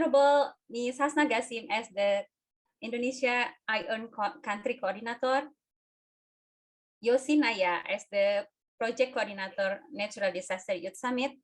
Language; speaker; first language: English; non-native, fluent; Indonesian